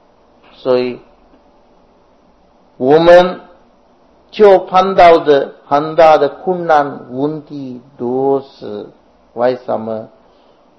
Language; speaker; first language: Chinese; non-native, fluent; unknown